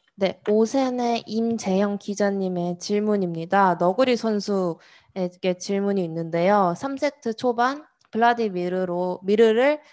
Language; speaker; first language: Korean; native; Korean